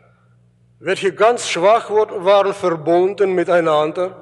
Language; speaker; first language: German; early bilingual, heritage; German